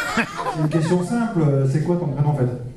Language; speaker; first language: French; native; French